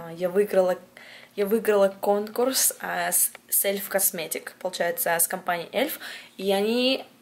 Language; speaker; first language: Russian; early bilingual, heritage; Russian